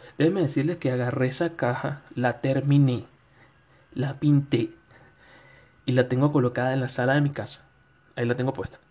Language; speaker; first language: Spanish; native; Spanish